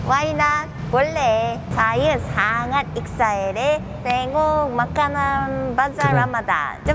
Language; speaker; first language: Indonesian; non-native, learner; Korean